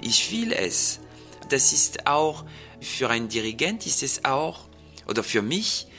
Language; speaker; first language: German; non-native, fluent; French